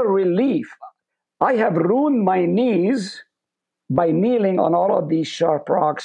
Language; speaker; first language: English; non-native, fluent; Hebrew